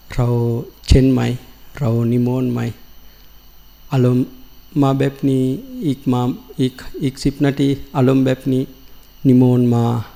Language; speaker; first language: Thai; non-native, learner; Sinhala